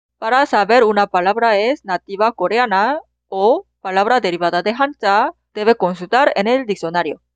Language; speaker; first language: Spanish; non-native, fluent; Korean